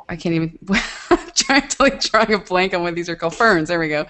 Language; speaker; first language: English; native; English